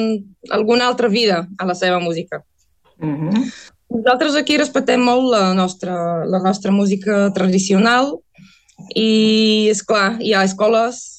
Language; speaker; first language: Catalan; non-native, fluent; Bulgarian